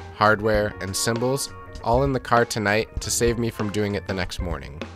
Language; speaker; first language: English; native; English